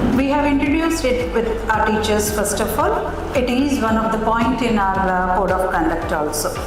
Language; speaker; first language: English; non-native, local second language; Telugu